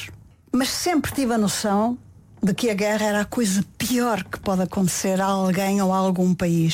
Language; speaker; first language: Portuguese; native; Portuguese